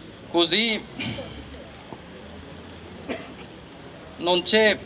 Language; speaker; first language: Italian; non-native, learner; Bangla